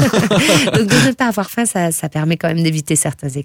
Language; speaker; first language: French; native; French